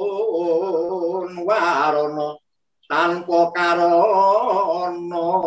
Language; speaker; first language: Indonesian; native; Indonesian